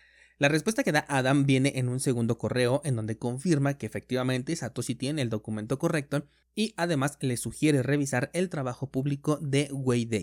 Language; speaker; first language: Spanish; native; Spanish